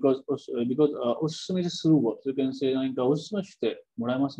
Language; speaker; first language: Japanese; non-native, fluent; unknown